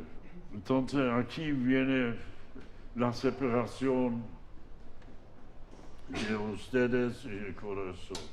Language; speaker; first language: Spanish; non-native, fluent; Yiddish